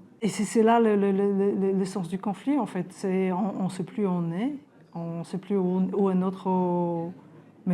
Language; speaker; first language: French; non-native, fluent; Polish